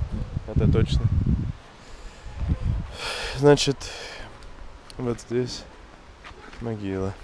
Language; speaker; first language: Russian; non-native, fluent; English